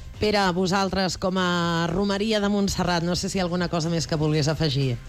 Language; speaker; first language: Catalan; native; Catalan